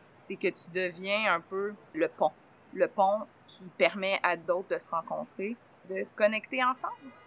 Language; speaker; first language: French; native; French